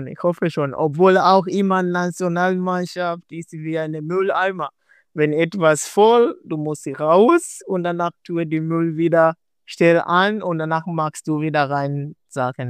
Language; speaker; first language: German; non-native, learner; Swahili